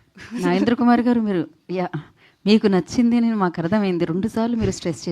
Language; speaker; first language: Telugu; native; Telugu